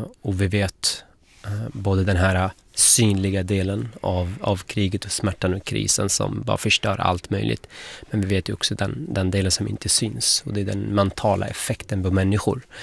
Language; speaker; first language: Swedish; non-native, fluent; Arabic